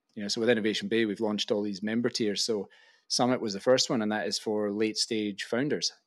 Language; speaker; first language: English; native; English